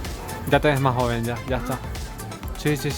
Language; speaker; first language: Spanish; native; Spanish